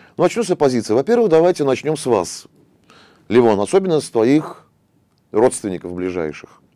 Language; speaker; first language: Russian; non-native, local second language; Armenian